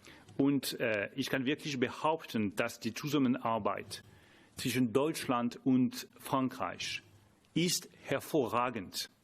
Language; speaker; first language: German; non-native, fluent; French